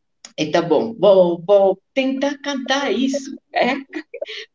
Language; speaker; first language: Portuguese; non-native, fluent; Italian